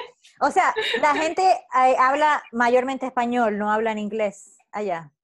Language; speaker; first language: Spanish; early bilingual, heritage; Spanish